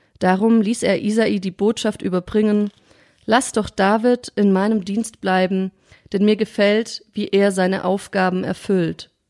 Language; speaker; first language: German; native; German